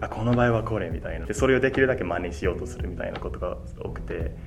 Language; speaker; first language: Japanese; non-native, fluent; English